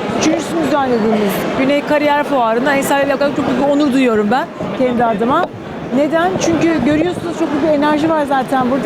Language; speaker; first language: Turkish; native; Turkish